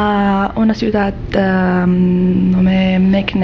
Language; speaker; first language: Catalan; non-native, learner; Arabic